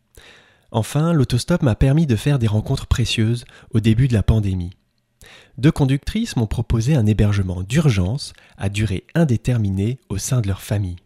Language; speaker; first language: French; native; French